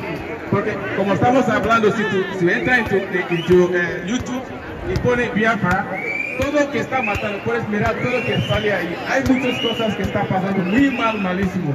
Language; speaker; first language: Spanish; non-native, learner; Igbo